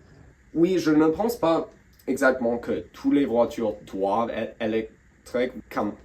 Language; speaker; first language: French; non-native, local second language; English